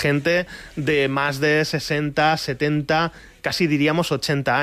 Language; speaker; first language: Spanish; native; Spanish